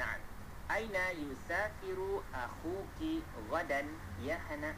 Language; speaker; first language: Arabic; non-native, fluent; Malay